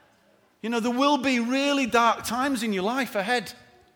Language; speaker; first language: English; native; English